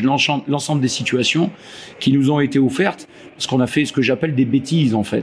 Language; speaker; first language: French; native; French